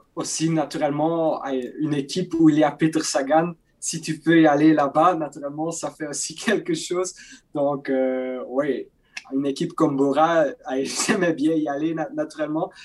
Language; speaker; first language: French; non-native, local second language; Dutch